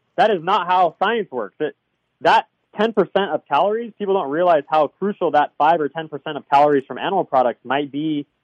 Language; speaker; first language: English; native; English